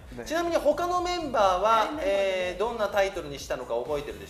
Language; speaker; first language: Japanese; native; Japanese